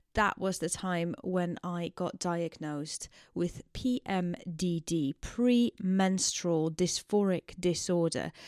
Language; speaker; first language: English; non-native, fluent; Dutch